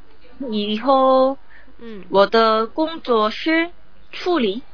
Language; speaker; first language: Chinese; non-native, learner; Korean